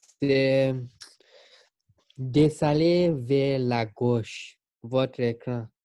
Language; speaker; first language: French; non-native, learner; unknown